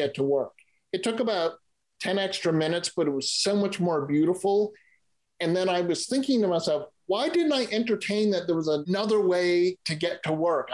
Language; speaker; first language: English; native; English